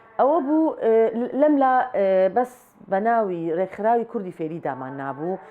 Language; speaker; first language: Central Kurdish; non-native, local second language; Southern Kurdish